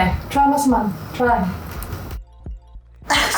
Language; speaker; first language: English; non-native, fluent; Thai